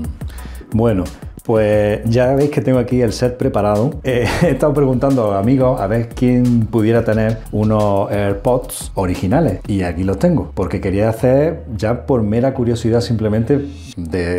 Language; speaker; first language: Spanish; native; Spanish